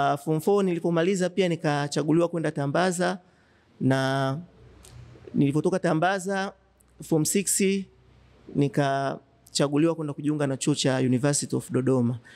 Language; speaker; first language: Swahili; native; Swahili